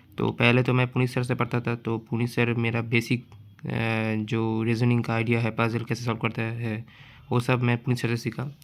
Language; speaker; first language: Hindi; non-native, local second language; Bangla